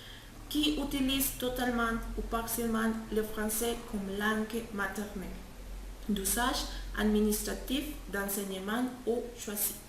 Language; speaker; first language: French; non-native, learner; Spanish